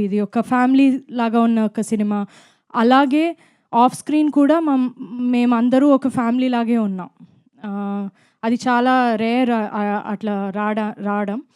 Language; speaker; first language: Telugu; non-native, fluent; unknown